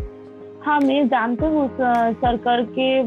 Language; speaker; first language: Hindi; non-native, local second language; Bangla